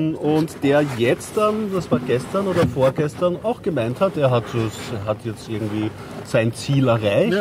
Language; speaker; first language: German; native; German